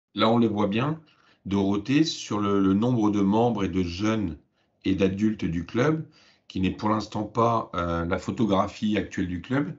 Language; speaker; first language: French; native; French